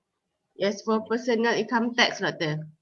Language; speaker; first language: English; non-native, local second language; Malay